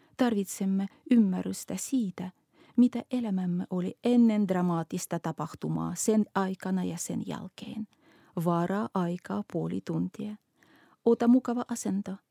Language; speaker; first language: Finnish; non-native, fluent; Russian